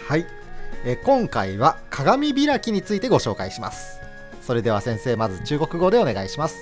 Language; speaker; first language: Japanese; native; Japanese